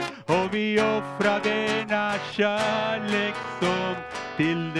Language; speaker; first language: Swedish; non-native, fluent; Spanish